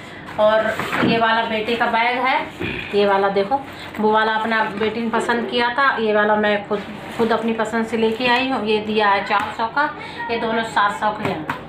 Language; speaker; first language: Hindi; native; Hindi